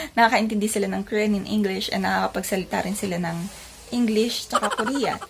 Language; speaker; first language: Filipino; native; Filipino